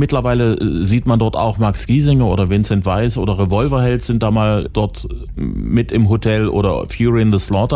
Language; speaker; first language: German; native; German